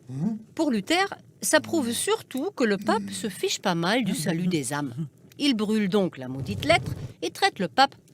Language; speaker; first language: French; native; French